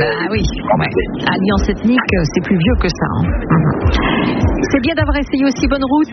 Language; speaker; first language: French; native; French